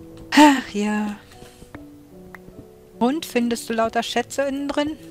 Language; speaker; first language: German; native; German